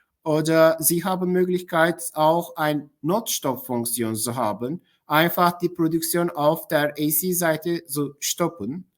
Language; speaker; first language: German; non-native, fluent; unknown